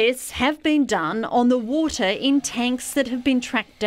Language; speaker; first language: English; native; English